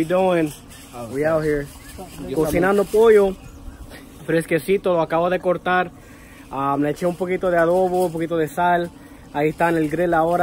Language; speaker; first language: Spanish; early bilingual, heritage; English